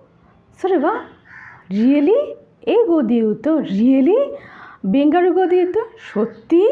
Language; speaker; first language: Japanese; non-native, learner; Bangla